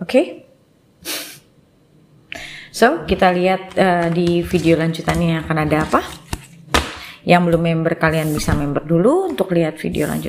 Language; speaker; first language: Indonesian; native; Indonesian